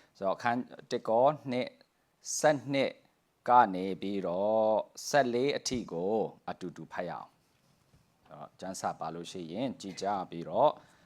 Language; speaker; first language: Burmese; non-native, local second language; Tedim Chin